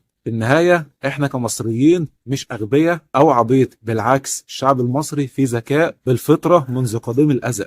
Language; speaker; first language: Arabic; native; Arabic